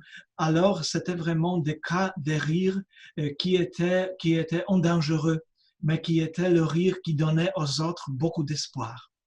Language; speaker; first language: French; non-native, fluent; Polish